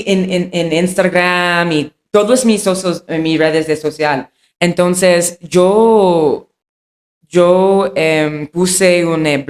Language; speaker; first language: Spanish; non-native, learner; English